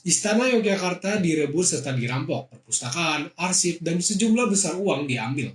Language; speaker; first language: Indonesian; native; Indonesian